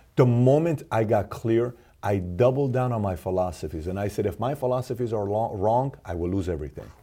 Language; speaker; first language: English; early bilingual, other home language; Persian